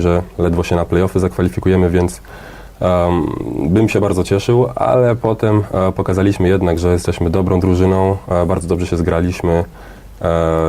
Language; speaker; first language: Polish; early bilingual, heritage; Polish